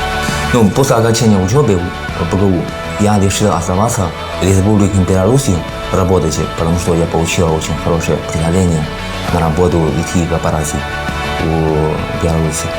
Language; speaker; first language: Russian; non-native, fluent; Azerbaijani